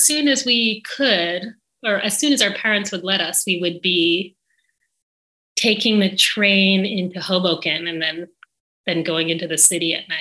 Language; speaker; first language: English; native; English